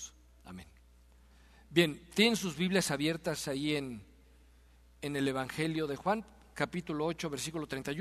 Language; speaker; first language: Spanish; native; Spanish